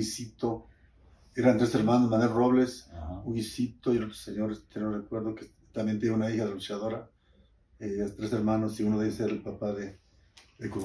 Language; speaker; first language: Spanish; native; Spanish